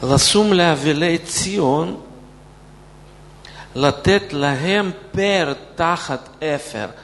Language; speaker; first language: Hebrew; non-native, fluent; Russian